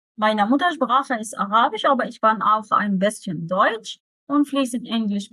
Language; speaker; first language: German; non-native, fluent; Arabic